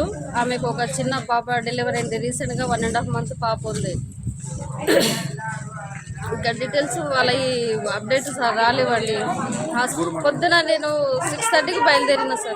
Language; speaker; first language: Telugu; native; Telugu